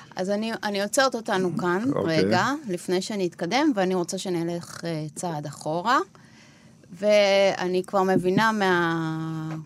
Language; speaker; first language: Hebrew; non-native, fluent; Spanish